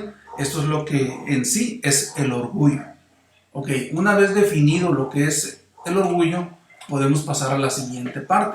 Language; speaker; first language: Spanish; native; Spanish